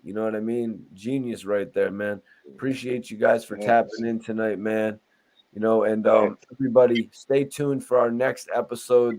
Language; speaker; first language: English; native; English